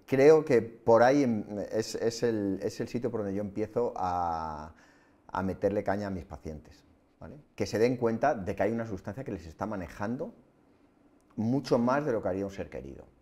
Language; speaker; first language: Spanish; native; Spanish